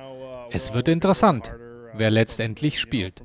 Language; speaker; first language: German; native; German